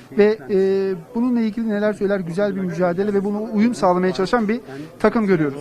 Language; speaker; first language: Turkish; native; Turkish